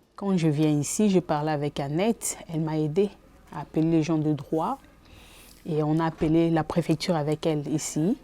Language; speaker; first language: French; non-native, fluent; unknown